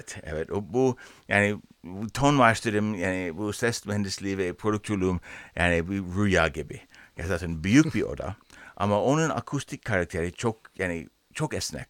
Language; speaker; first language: Turkish; non-native, learner; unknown